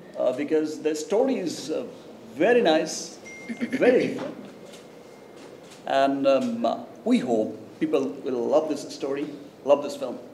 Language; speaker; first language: English; non-native, learner; Bangla